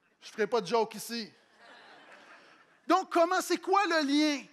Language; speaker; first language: French; native; French